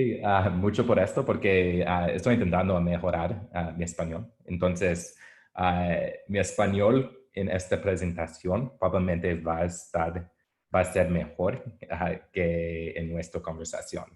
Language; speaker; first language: Spanish; non-native, learner; English